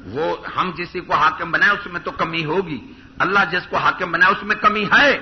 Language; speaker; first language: Urdu; non-native, local second language; Punjabi